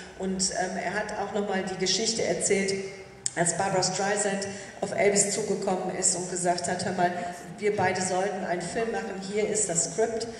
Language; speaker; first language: German; native; German